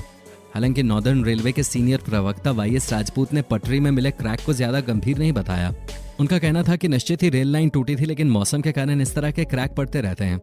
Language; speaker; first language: Hindi; native; Hindi